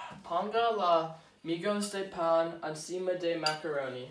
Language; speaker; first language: Spanish; non-native, learner; English